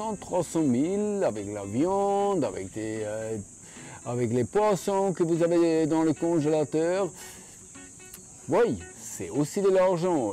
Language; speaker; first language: French; non-native, fluent; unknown